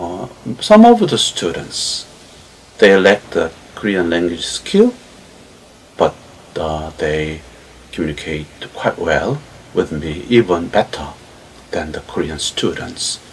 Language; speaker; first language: English; non-native, learner; Korean